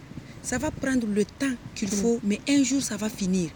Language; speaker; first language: French; non-native, local second language; Hausa